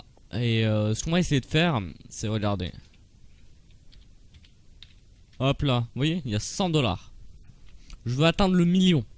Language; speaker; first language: French; native; French